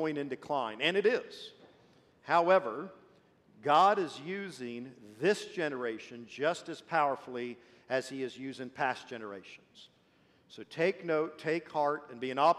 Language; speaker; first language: English; early bilingual, other home language; Swedish